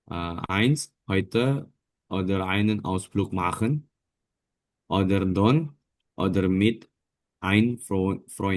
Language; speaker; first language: German; non-native, learner; Indonesian